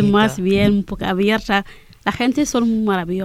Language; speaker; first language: Spanish; non-native, learner; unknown